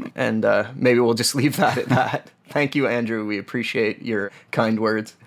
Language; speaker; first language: English; native; English